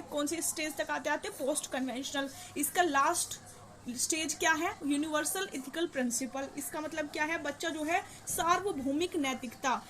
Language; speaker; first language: Hindi; native; Hindi